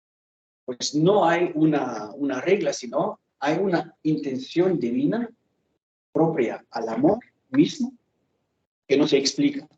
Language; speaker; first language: Spanish; non-native, fluent; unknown